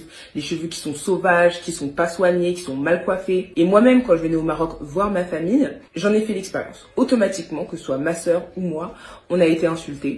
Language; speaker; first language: French; native; French